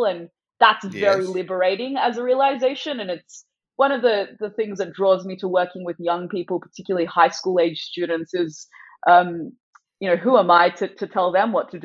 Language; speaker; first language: English; non-native, local second language; Persian